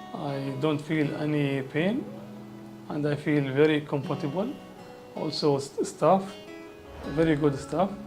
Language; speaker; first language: English; non-native, learner; Arabic